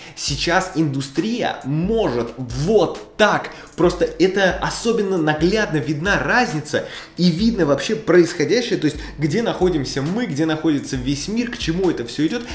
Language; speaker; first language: Russian; native; Russian